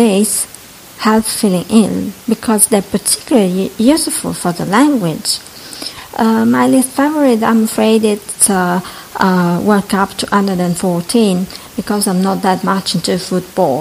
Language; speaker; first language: English; non-native, fluent; Italian